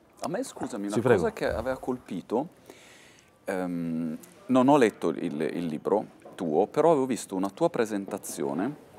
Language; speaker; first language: Italian; native; Italian